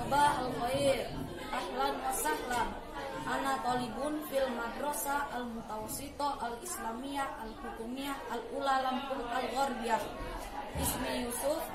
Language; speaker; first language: Arabic; non-native, learner; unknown